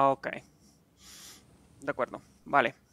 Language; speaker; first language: Spanish; non-native, fluent; Dutch